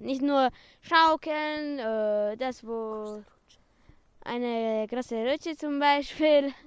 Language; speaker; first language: German; early bilingual, other home language; Romanian